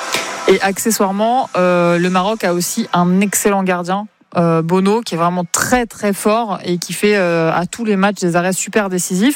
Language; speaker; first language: French; native; French